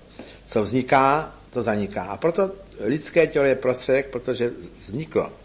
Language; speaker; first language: Czech; native; Czech